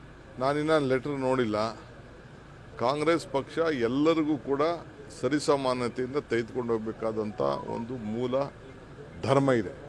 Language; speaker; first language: Kannada; native; Kannada